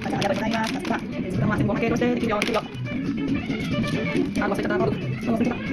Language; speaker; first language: Japanese; non-native, learner; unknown